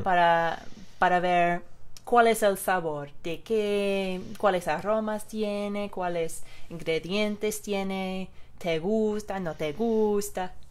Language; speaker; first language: Spanish; non-native, fluent; English